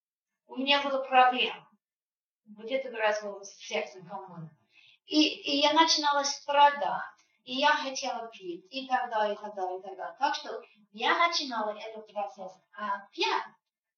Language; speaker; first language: Russian; non-native, fluent; English